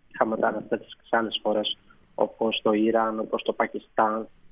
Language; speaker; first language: Greek; non-native, fluent; Persian